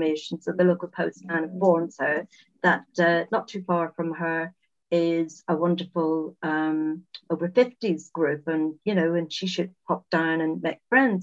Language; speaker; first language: English; native; English